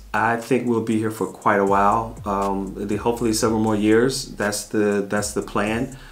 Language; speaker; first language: English; native; English